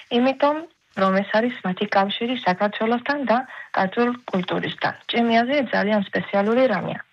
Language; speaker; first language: Georgian; early bilingual, heritage; Georgian